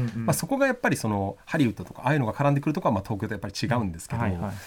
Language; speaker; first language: Japanese; native; Japanese